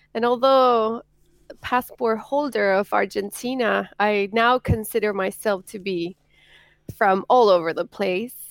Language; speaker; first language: English; non-native, fluent; Spanish